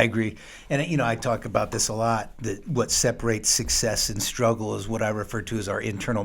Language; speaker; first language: English; native; English